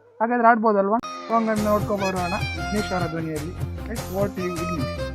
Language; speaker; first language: Kannada; native; Kannada